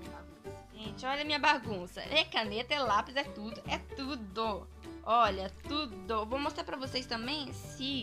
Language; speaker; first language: Portuguese; early bilingual, heritage; Portuguese